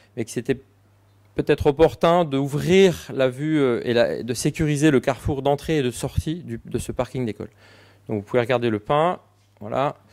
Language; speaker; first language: French; native; French